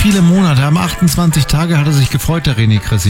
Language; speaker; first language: German; native; German